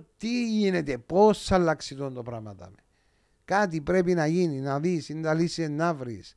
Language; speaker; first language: Greek; native; Greek